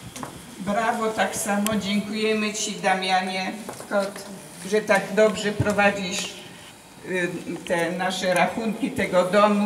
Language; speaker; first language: Polish; early bilingual, heritage; Polish